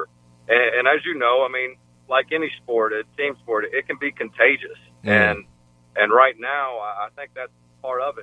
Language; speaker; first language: English; native; English